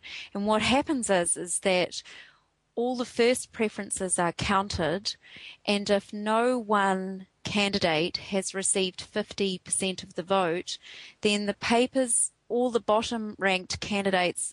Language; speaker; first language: English; native; English